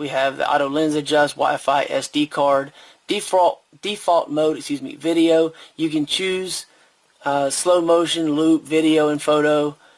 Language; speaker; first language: English; native; English